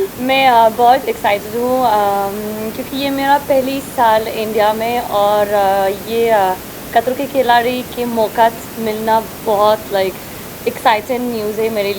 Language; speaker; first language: Hindi; non-native, learner; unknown